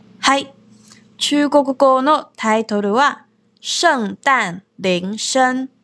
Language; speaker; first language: Japanese; non-native, fluent; Chinese